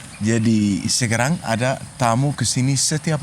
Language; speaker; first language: Indonesian; non-native, learner; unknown